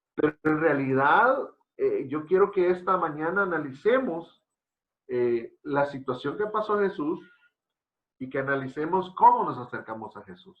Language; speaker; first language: Spanish; native; Spanish